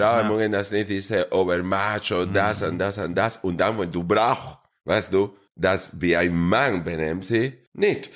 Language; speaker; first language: German; non-native, fluent; Spanish